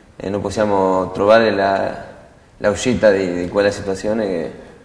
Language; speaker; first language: Italian; non-native, learner; Spanish